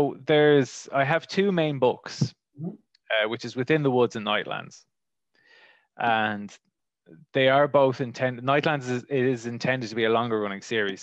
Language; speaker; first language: English; native; English